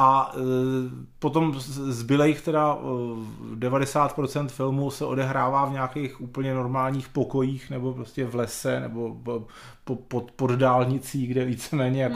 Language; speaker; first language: Czech; native; Czech